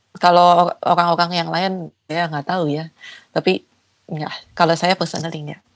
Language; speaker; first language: Indonesian; native; Indonesian